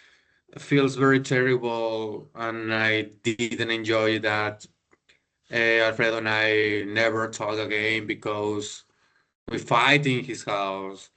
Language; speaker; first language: English; non-native, learner; Spanish